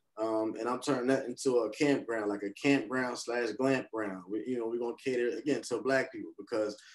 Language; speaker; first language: English; native; English